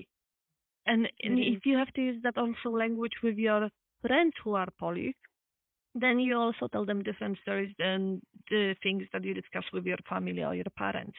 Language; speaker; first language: English; non-native, fluent; Polish